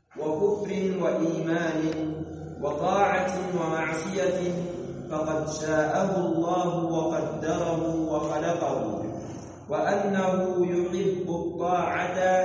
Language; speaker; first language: Arabic; non-native, fluent; Swahili